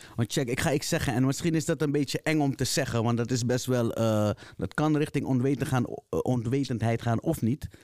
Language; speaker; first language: Dutch; native; Dutch